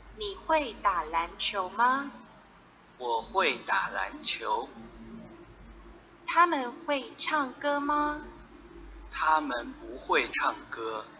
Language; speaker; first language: Chinese; non-native, fluent; Thai